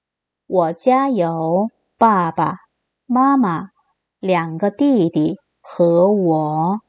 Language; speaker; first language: Chinese; non-native, fluent; Korean